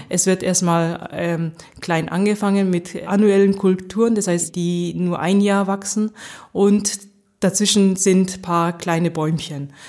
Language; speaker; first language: German; early bilingual, heritage; German